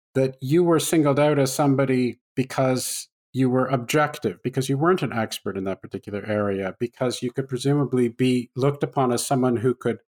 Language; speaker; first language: English; native; English